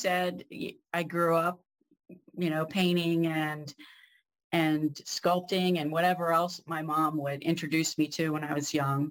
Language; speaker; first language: English; native; English